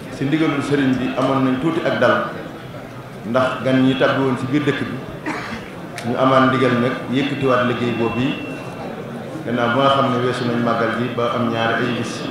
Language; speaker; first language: Wolof; native; Wolof